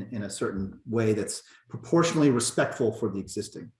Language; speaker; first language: English; native; English